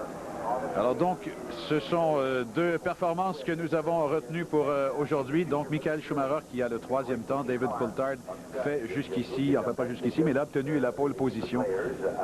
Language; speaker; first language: French; native; French